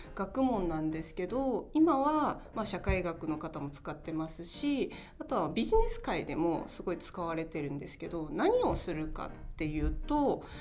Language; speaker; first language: Japanese; non-native, fluent; Chinese